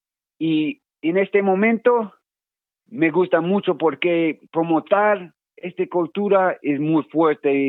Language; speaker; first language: Spanish; non-native, learner; English